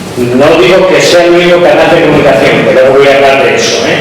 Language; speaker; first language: Spanish; native; Spanish